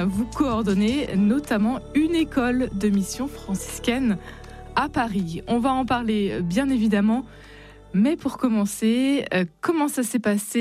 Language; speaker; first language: French; native; French